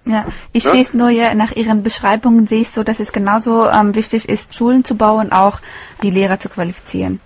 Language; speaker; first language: German; native; German